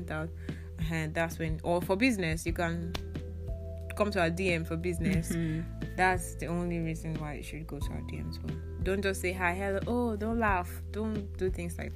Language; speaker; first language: English; non-native, local second language; Yoruba